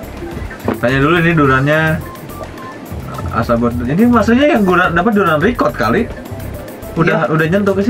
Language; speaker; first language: Indonesian; native; Indonesian